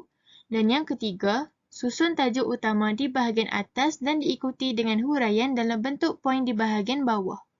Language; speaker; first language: Malay; native; Malay